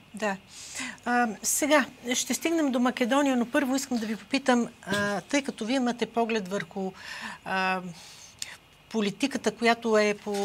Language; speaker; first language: Bulgarian; native; Bulgarian